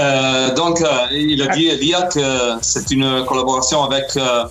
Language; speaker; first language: French; non-native, fluent; Italian